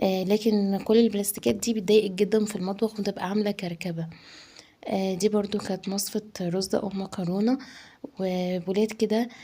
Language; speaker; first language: Arabic; native; Arabic